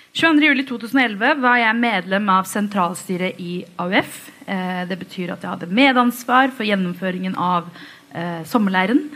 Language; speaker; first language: Norwegian; early bilingual, other home language; Tamil